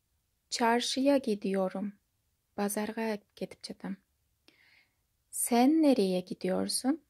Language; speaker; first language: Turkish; non-native, fluent; Kyrgyz